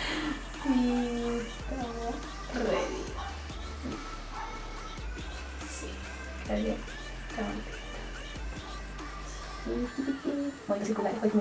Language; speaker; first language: Spanish; native; Spanish